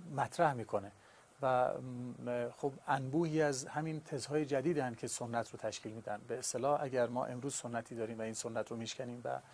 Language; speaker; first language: Persian; non-native, local second language; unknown